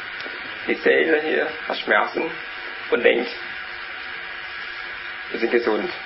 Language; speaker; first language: German; non-native, learner; Vietnamese